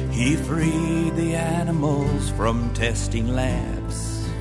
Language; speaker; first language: English; native; English